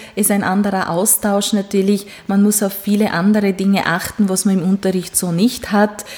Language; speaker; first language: German; non-native, fluent; Hungarian